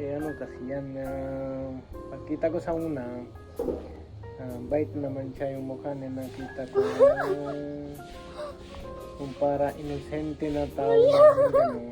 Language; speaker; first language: Filipino; non-native, learner; Punjabi